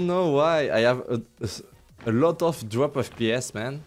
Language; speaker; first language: English; non-native, learner; French